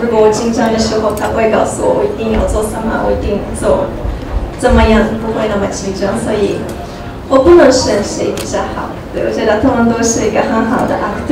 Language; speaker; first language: Chinese; non-native, learner; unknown